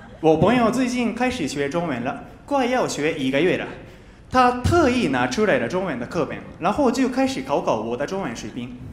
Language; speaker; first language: Chinese; non-native, fluent; Japanese